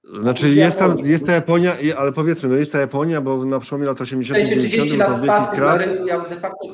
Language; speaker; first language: Polish; native; Polish